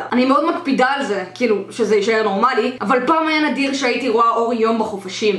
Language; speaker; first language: Hebrew; native; Hebrew